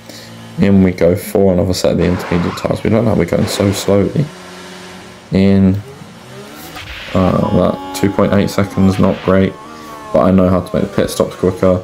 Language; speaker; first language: English; native; English